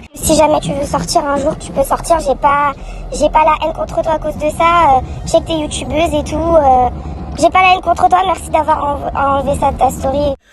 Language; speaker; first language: French; native; French